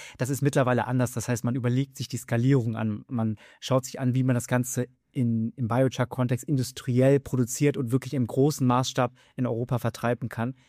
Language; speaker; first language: German; early bilingual, other home language; Vietnamese